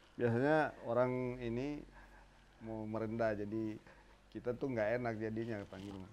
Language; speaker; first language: Indonesian; native; Indonesian